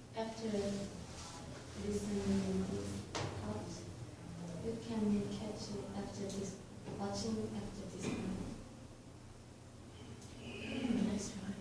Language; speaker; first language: English; non-native, learner; Korean